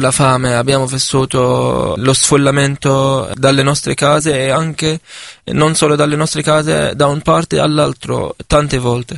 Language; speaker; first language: Italian; non-native, fluent; Arabic